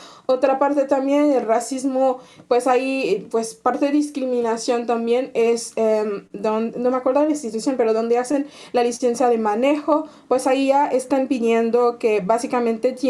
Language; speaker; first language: Spanish; non-native, fluent; Haitian Creole